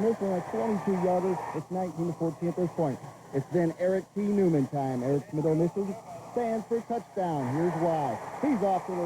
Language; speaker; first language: English; native; English